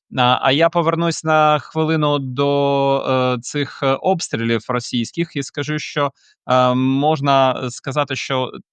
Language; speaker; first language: Ukrainian; native; Ukrainian